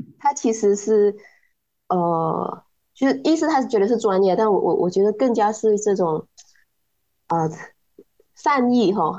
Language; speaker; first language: Chinese; native; Chinese